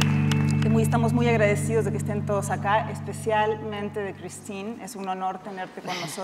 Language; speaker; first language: Spanish; native; Spanish